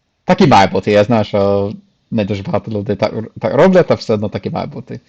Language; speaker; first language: Ukrainian; non-native, fluent; English